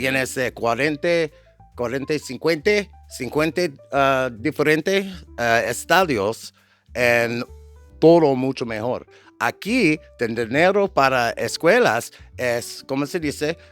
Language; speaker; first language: Spanish; non-native, learner; English